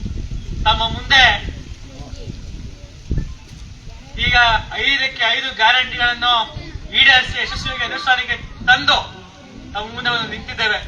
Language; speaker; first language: Kannada; native; Kannada